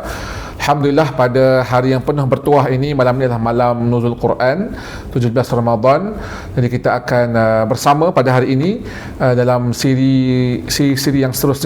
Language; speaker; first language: Malay; native; Malay